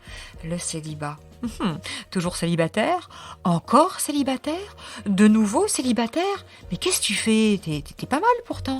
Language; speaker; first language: French; native; French